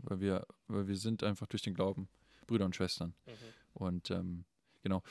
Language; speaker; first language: German; non-native, fluent; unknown